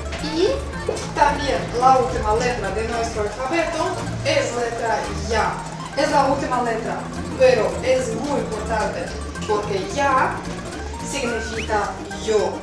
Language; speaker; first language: Spanish; non-native, fluent; Russian